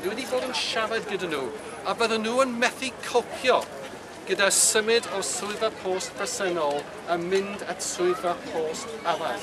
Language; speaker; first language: Welsh; non-native, local second language; English